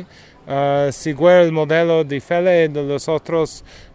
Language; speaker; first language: Spanish; non-native, learner; English